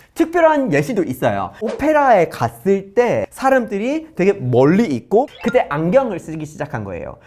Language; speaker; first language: Korean; non-native, fluent; English